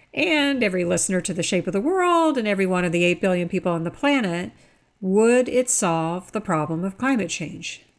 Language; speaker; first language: English; native; English